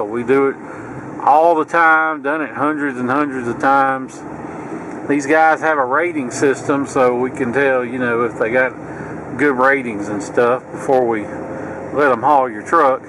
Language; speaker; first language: English; native; English